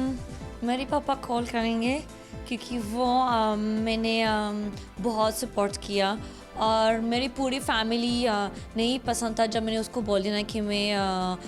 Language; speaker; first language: Hindi; non-native, learner; Arabic